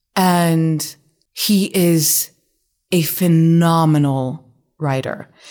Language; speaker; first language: English; native; English